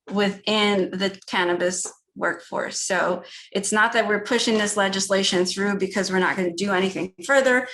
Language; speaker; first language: English; early bilingual, other home language; Spanish